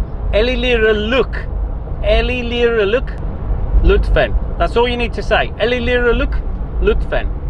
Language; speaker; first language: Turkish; non-native, fluent; English